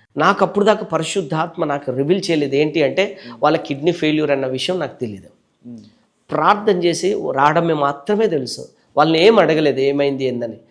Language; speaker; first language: Telugu; native; Telugu